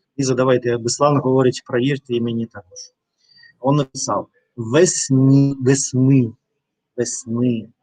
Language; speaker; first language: Ukrainian; non-native, learner; Russian